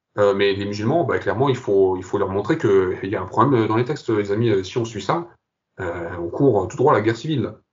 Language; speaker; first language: French; early bilingual, other home language; Kabyle